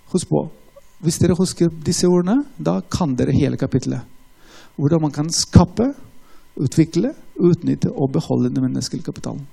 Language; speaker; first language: Norwegian; non-native, fluent; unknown